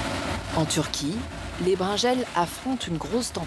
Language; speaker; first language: French; native; French